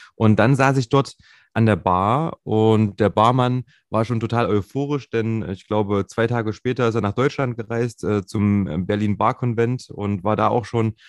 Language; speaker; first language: German; native; German